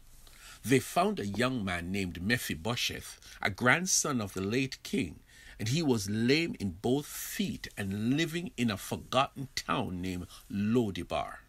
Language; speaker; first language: English; native; English